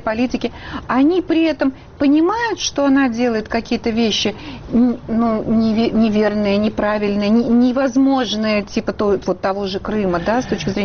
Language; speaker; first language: Russian; native; Russian